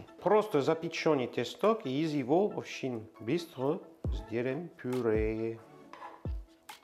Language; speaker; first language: Russian; non-native, learner; French